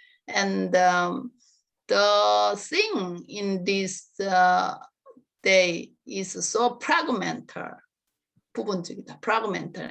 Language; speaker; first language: English; non-native, learner; Korean